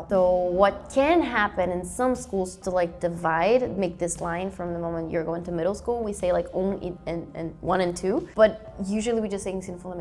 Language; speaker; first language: English; non-native, fluent; Portuguese